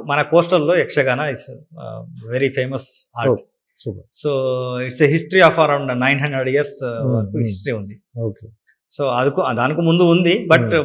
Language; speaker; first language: Telugu; non-native, learner; Kannada